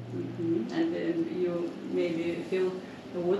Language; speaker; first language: English; non-native, learner; Lithuanian